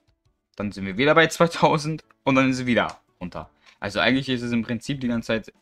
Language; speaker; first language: German; native; German